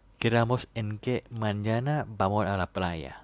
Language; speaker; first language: Spanish; non-native, fluent; Thai